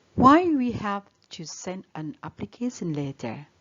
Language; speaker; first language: English; non-native, learner; Indonesian